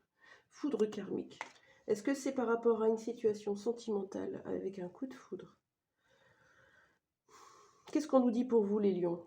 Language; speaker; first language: French; native; French